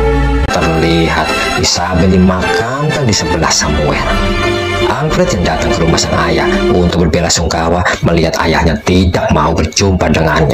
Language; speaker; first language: Indonesian; native; Indonesian